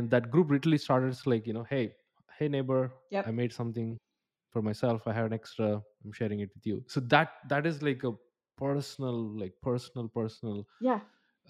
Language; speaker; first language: English; non-native, local second language; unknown